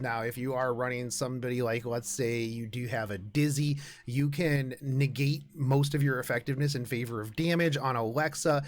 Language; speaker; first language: English; native; English